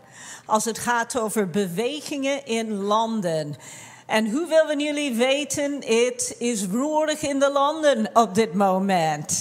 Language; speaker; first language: Dutch; non-native, fluent; English